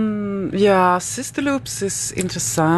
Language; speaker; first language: German; non-native, learner; Swedish